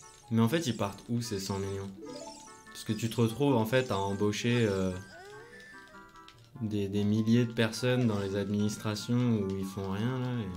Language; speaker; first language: French; native; French